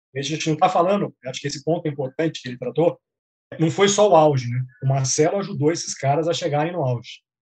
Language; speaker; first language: Portuguese; native; Portuguese